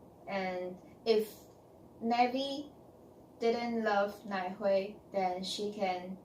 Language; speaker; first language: English; non-native, learner; Chinese